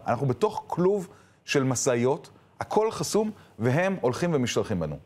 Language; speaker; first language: Hebrew; native; Hebrew